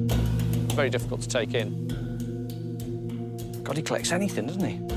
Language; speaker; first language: English; native; English